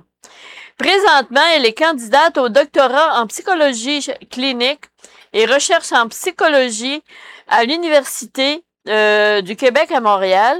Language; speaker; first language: French; native; French